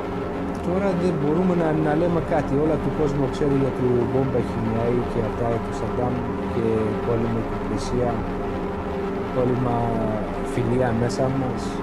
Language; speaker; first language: Greek; non-native, learner; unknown